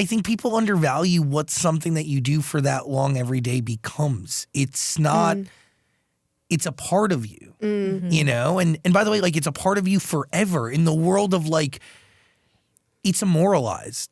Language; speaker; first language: English; native; English